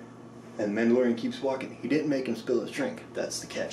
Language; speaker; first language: English; native; English